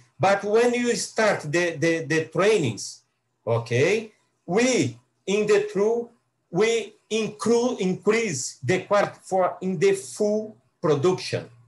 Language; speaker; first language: English; non-native, learner; Portuguese